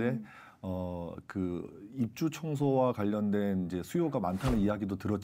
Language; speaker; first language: Korean; native; Korean